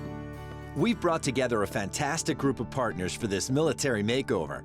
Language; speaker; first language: English; native; English